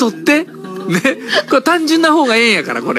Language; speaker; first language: Japanese; native; Japanese